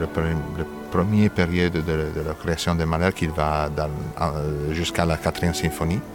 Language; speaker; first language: French; non-native, fluent; Italian